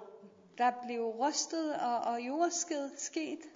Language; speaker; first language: Danish; non-native, learner; Persian